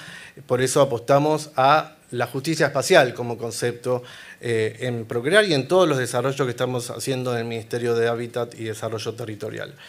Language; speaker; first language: Spanish; native; Spanish